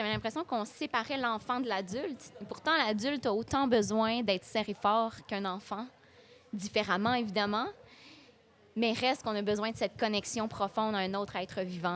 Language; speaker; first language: French; native; French